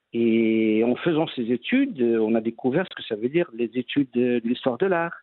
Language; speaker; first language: French; non-native, local second language; Arabic